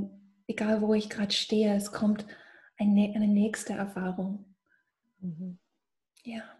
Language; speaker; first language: German; non-native, fluent; English